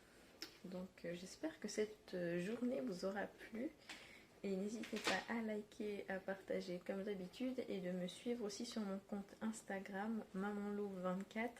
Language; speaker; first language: French; native; French